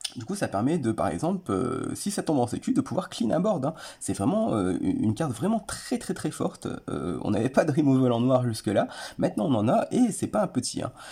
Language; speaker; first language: French; native; French